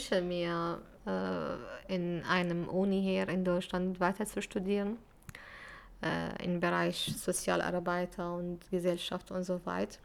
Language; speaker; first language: German; non-native, fluent; Arabic